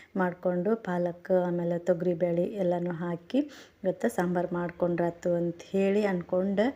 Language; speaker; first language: Kannada; native; Kannada